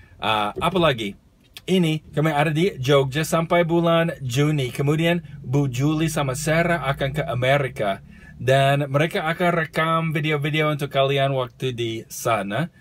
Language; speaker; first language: Indonesian; non-native, fluent; English